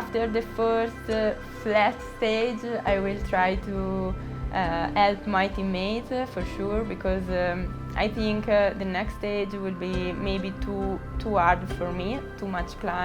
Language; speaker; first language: English; non-native, fluent; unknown